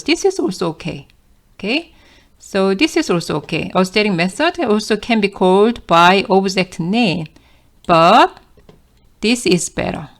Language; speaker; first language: English; non-native, fluent; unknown